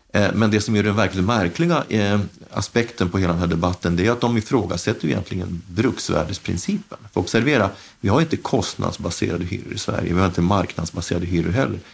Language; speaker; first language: Swedish; native; Swedish